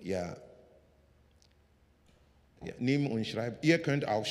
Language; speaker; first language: German; non-native, learner; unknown